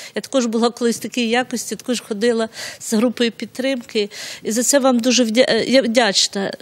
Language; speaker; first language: Ukrainian; non-native, local second language; Russian